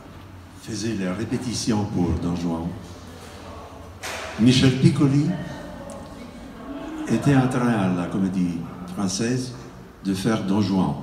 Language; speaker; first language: French; non-native, fluent; Italian